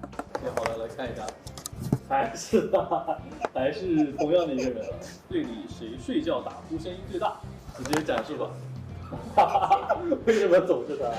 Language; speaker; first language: Chinese; native; Chinese